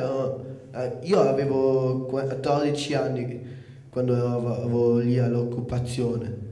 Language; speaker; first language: Italian; non-native, local second language; German